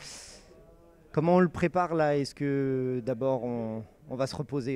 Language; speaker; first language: French; native; French